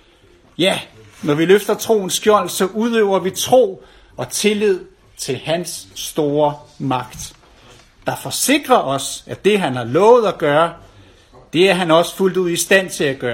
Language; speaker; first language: Danish; native; Danish